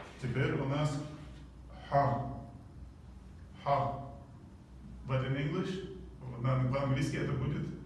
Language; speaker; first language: Russian; non-native, local second language; Chechen